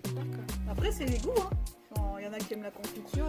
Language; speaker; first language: French; native; French